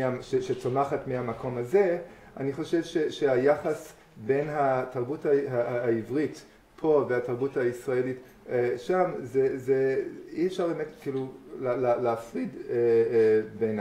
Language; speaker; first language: Hebrew; non-native, fluent; English